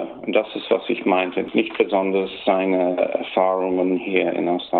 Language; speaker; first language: German; early bilingual, heritage; German